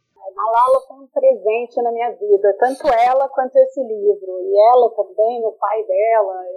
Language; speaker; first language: Portuguese; native; Portuguese